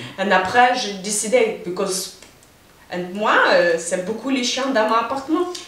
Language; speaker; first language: French; non-native, learner; Ukrainian